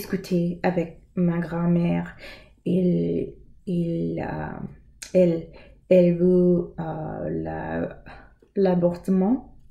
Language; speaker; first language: French; non-native, learner; English